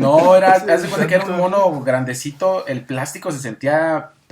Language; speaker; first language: Spanish; native; Spanish